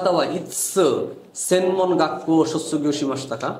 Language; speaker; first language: Japanese; non-native, fluent; Bangla